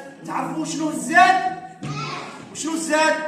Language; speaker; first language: Arabic; native; Arabic